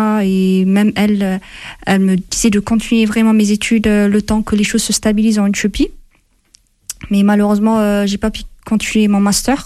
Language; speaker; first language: French; non-native, fluent; Amharic